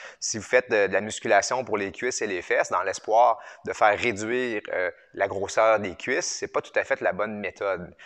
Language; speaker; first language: French; native; French